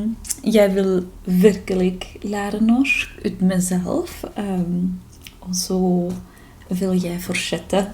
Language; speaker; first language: Norwegian; non-native, fluent; German